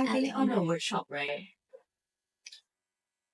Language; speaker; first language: English; non-native, learner; Thai